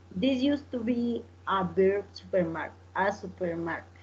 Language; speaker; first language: English; non-native, learner; Spanish